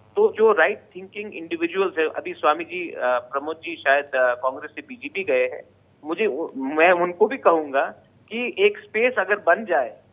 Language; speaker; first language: Hindi; non-native, local second language; Bangla